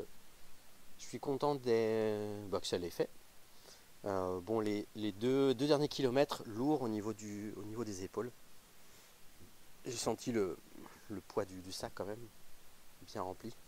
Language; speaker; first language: French; native; French